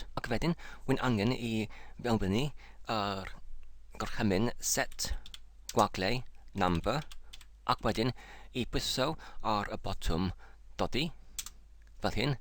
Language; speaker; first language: Welsh; non-native, learner; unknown